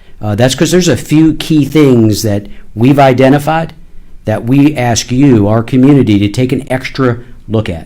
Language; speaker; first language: English; native; English